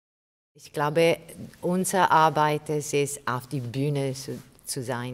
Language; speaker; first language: German; non-native, fluent; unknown